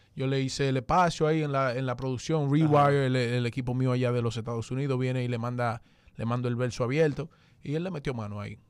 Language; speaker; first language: Spanish; early bilingual, heritage; Spanish